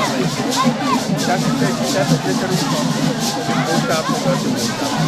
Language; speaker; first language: German; non-native, fluent; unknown